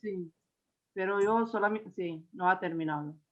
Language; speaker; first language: Spanish; non-native, learner; Arabic